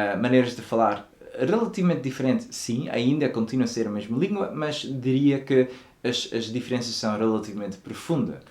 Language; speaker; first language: Portuguese; non-native, fluent; Dutch